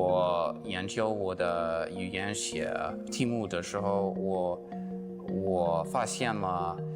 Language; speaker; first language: Chinese; non-native, fluent; English